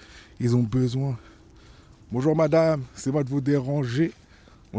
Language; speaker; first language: French; native; French